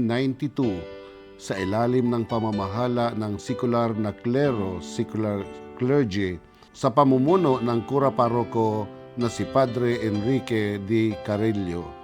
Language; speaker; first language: Filipino; non-native, local second language; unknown